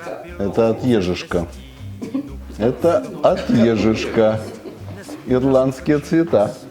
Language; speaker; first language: Russian; native; Russian